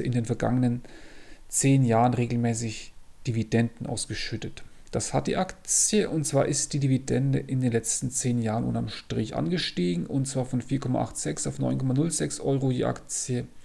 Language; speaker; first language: German; native; German